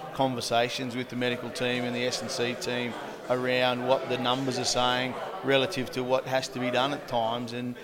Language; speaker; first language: English; native; English